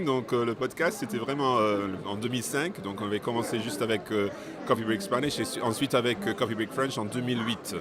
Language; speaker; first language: French; non-native, fluent; English